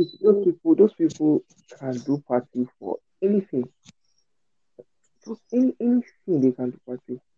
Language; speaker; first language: English; non-native, local second language; Yoruba